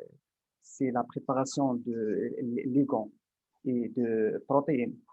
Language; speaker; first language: French; non-native, local second language; Arabic